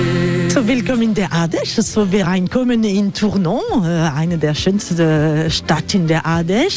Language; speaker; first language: German; non-native, learner; French